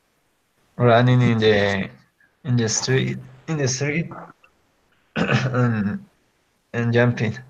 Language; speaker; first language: English; non-native, learner; Spanish